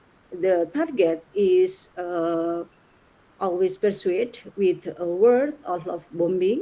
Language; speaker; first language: English; non-native, learner; Indonesian